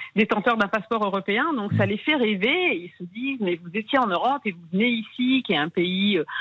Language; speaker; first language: French; native; French